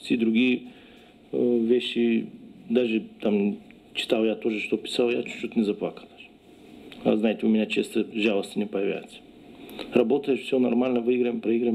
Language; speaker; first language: Russian; non-native, learner; Bulgarian